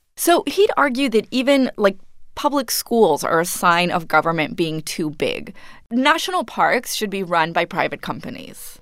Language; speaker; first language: English; non-native, fluent; Spanish